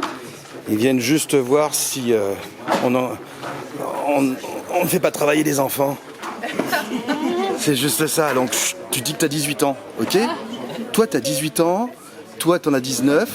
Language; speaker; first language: French; native; French